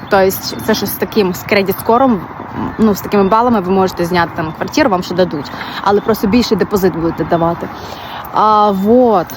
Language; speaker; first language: Ukrainian; non-native, local second language; Russian